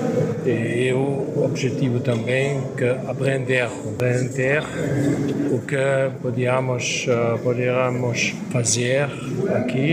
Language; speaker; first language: Portuguese; non-native, learner; German